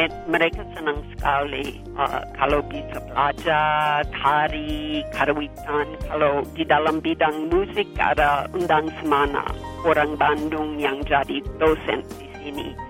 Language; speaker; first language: Indonesian; non-native, fluent; English